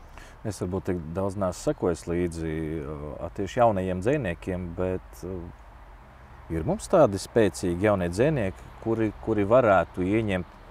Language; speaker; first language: Latvian; native; Latvian